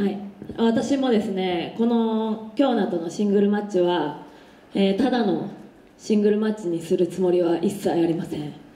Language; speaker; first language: Japanese; native; Japanese